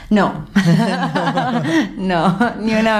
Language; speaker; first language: Catalan; non-native, learner; Spanish